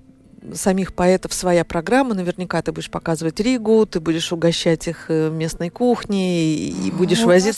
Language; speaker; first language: Russian; native; Russian